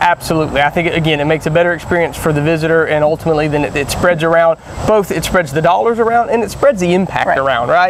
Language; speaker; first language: English; native; English